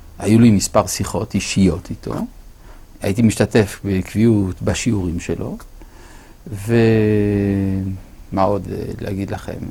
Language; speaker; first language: Hebrew; non-native, fluent; French